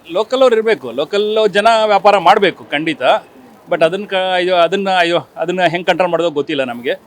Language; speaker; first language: Kannada; native; Kannada